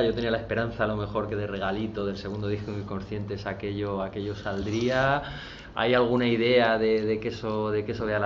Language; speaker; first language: Spanish; native; Spanish